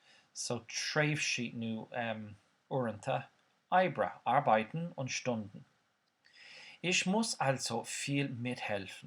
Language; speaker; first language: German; non-native, fluent; Irish